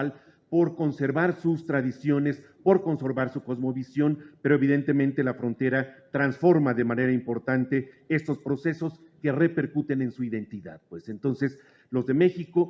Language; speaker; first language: Spanish; native; Spanish